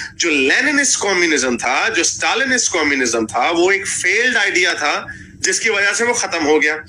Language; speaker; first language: Urdu; native; Urdu